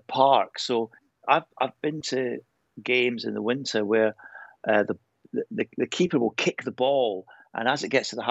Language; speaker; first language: English; native; English